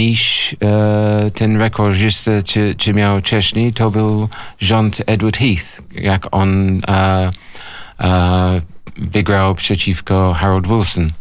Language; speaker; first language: Polish; non-native, learner; English